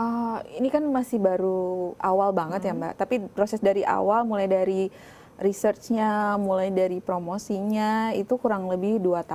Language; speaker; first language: Indonesian; native; Indonesian